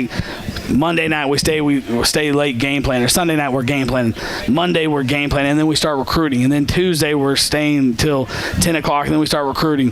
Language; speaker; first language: English; native; English